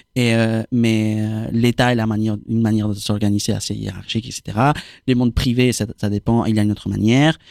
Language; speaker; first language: French; non-native, fluent; Spanish